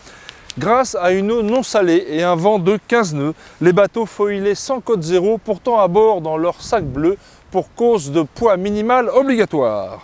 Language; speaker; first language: French; native; French